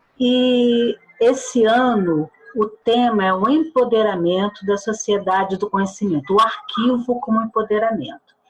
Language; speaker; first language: Portuguese; native; Portuguese